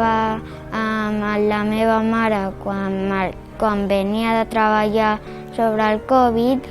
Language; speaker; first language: Catalan; non-native, local second language; Spanish